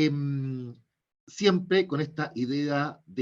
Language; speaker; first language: Spanish; native; Spanish